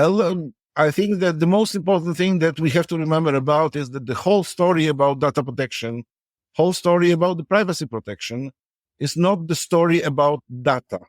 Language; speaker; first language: English; non-native, fluent; Polish